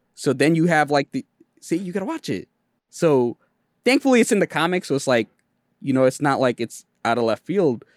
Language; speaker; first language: English; early bilingual, other home language; Bangla